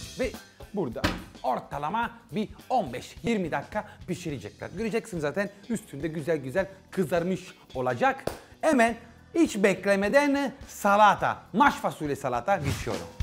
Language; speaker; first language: Turkish; non-native, fluent; Italian